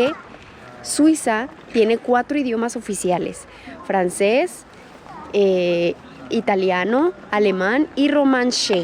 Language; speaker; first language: Spanish; native; Spanish